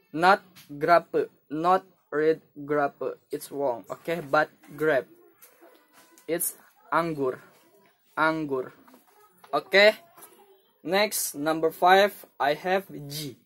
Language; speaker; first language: English; non-native, learner; Indonesian